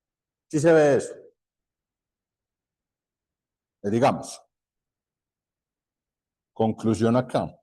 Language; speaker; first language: Spanish; native; Spanish